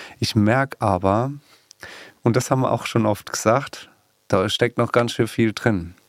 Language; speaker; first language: German; native; German